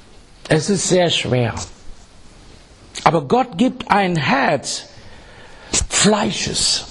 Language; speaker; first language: German; non-native, learner; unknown